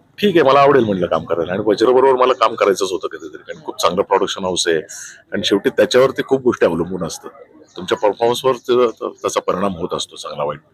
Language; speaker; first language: Marathi; native; Marathi